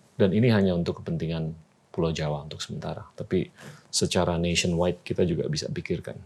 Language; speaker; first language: Indonesian; native; Indonesian